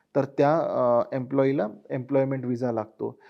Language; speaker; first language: Marathi; native; Marathi